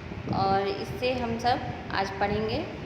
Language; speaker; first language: Urdu; native; Urdu